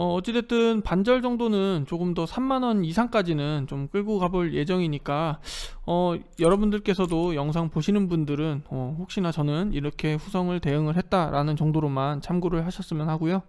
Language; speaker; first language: Korean; native; Korean